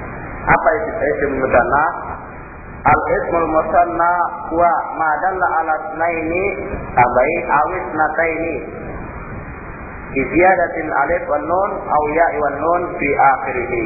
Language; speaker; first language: Arabic; non-native, learner; Indonesian